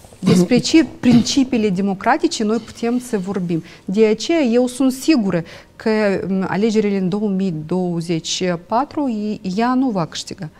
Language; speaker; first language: Romanian; non-native, local second language; Russian